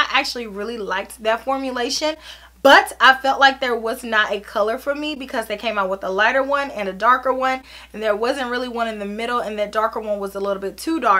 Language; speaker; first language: English; native; English